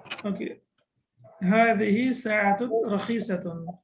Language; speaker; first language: Arabic; non-native, fluent; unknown